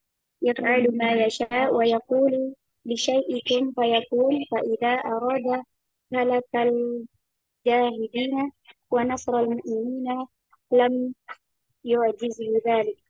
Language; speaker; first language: Arabic; non-native, learner; Indonesian